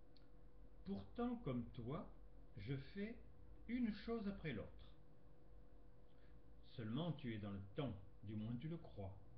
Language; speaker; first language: French; native; French